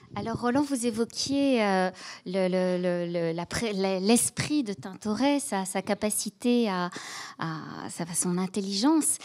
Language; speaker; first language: French; native; French